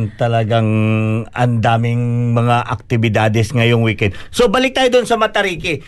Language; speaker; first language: Filipino; non-native, local second language; Cebuano